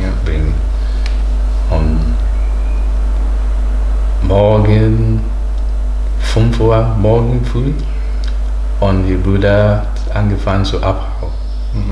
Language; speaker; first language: German; non-native, learner; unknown